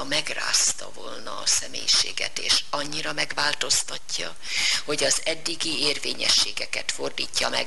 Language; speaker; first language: Hungarian; native; Hungarian